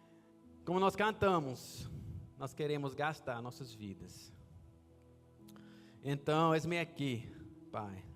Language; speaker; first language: Portuguese; non-native, fluent; English